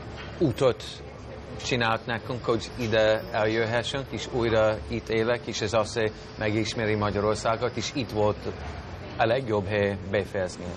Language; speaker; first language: Hungarian; non-native, fluent; English